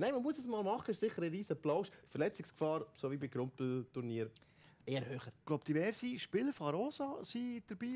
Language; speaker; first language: German; native; German